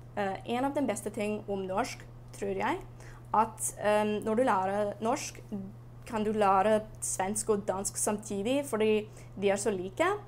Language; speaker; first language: Norwegian; non-native, learner; English